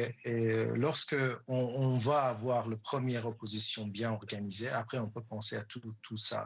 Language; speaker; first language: French; non-native, fluent; Persian